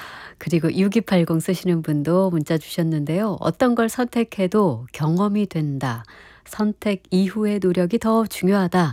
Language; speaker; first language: Korean; native; Korean